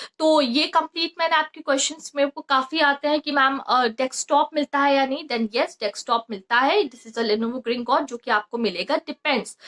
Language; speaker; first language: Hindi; native; Hindi